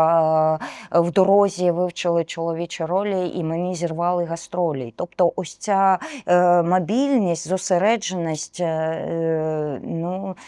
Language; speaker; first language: Ukrainian; non-native, local second language; Russian